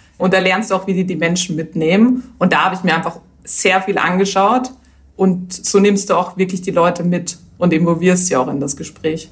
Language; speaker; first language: German; native; German